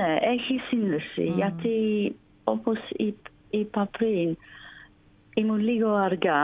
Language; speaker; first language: Greek; non-native, learner; English